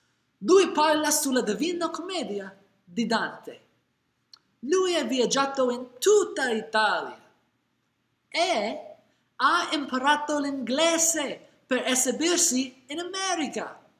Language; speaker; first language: Italian; non-native, learner; English